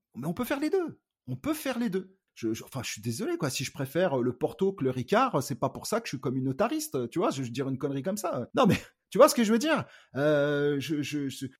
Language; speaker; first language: French; native; French